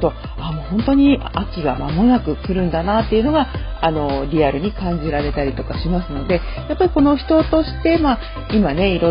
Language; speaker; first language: Japanese; native; Japanese